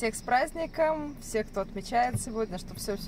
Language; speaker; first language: Russian; native; Russian